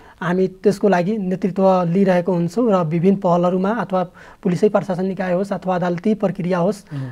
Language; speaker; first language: Nepali; non-native, local second language; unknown